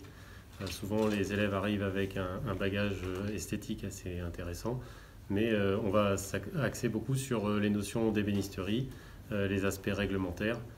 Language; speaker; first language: French; native; French